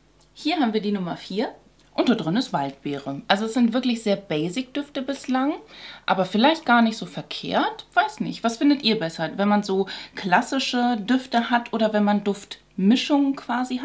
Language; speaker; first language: German; native; German